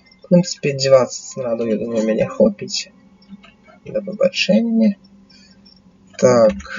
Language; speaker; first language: Belarusian; non-native, local second language; Russian